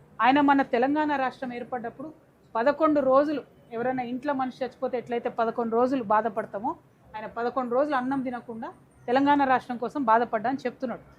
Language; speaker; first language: Telugu; native; Telugu